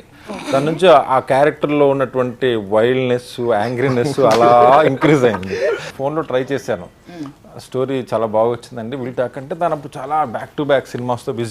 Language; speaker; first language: Telugu; native; Telugu